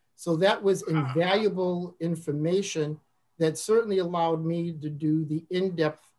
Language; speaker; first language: English; native; English